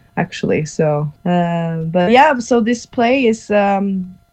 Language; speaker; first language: English; non-native, fluent; Norwegian